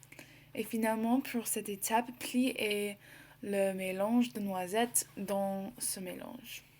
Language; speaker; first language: French; non-native, learner; English